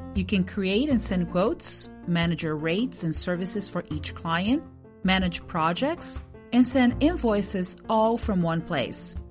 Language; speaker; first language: English; non-native, fluent; Portuguese